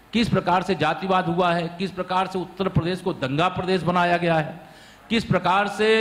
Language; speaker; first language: Hindi; native; Hindi